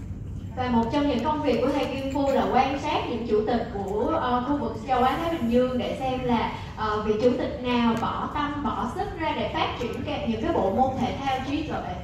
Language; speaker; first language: Vietnamese; native; Vietnamese